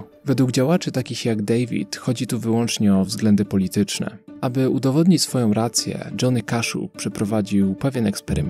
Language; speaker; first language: Polish; native; Polish